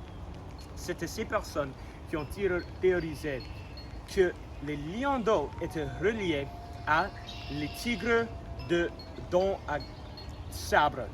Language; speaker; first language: French; non-native, learner; English